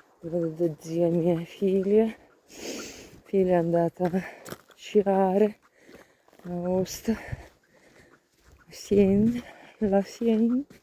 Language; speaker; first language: Italian; non-native, learner; Ukrainian